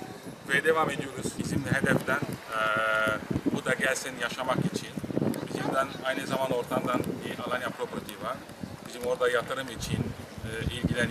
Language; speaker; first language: Turkish; non-native, learner; Arabic